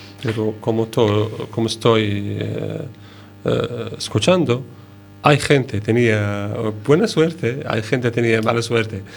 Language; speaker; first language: Spanish; non-native, learner; Arabic